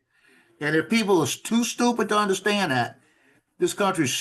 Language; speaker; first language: English; native; English